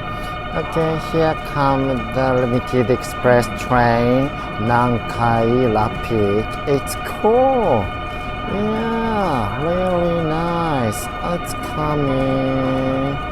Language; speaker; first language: English; non-native, learner; Japanese